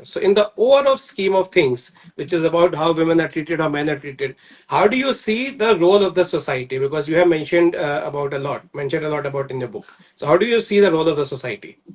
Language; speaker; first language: English; non-native, local second language; Hindi